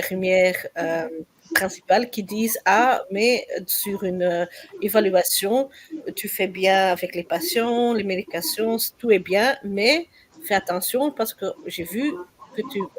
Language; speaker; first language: French; non-native, learner; Dutch